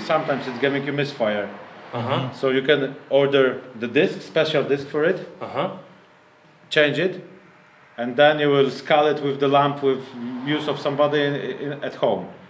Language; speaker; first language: English; non-native, fluent; Polish